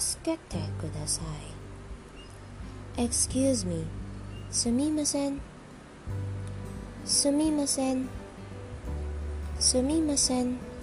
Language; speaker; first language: Japanese; non-native, learner; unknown